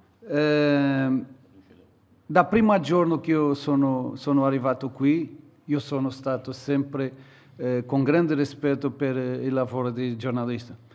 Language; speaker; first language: Italian; non-native, learner; Portuguese